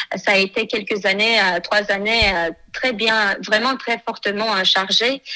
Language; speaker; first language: French; non-native, fluent; Romanian